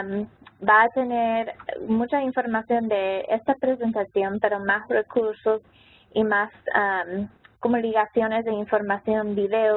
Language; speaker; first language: Spanish; non-native, local second language; English